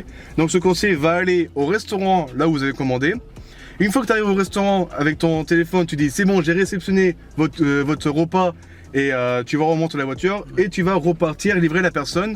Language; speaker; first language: French; native; French